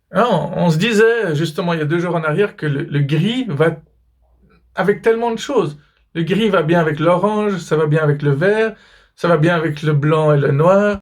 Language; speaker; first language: French; native; French